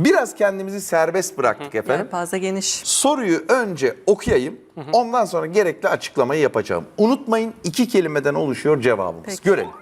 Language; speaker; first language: Turkish; native; Turkish